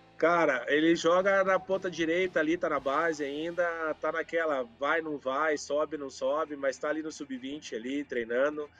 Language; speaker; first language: Portuguese; native; Portuguese